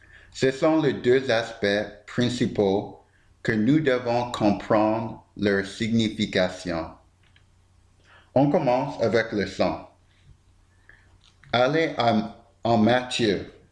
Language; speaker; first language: French; non-native, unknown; English